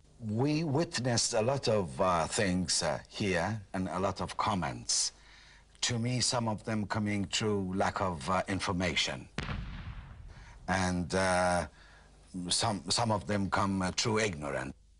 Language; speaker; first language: English; non-native, fluent; Persian